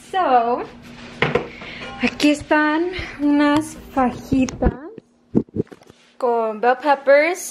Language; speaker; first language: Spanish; early bilingual, heritage; Spanish